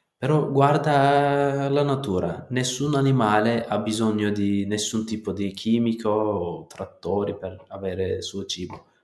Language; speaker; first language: Italian; non-native, fluent; Turkish